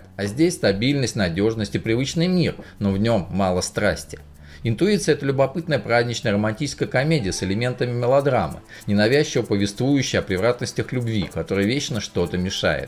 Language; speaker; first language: Russian; native; Russian